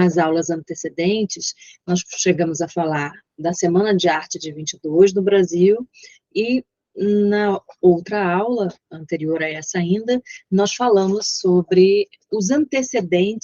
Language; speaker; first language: Portuguese; native; Portuguese